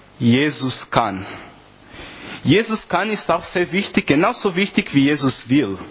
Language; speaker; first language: German; non-native, fluent; Portuguese